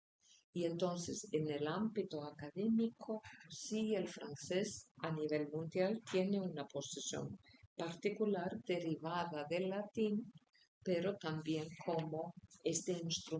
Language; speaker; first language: Spanish; non-native, fluent; Icelandic